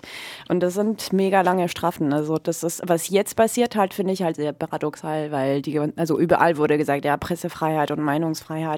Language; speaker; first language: German; native; German